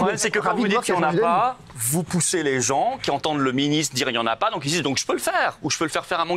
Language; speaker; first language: French; native; French